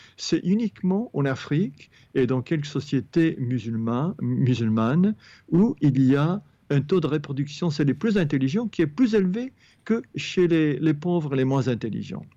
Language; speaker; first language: French; non-native, fluent; English